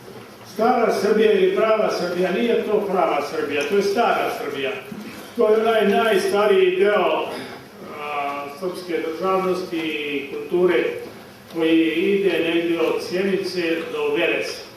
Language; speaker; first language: Bosnian; native; Bosnian